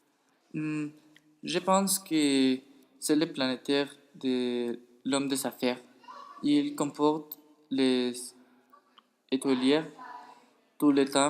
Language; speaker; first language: French; non-native, learner; Spanish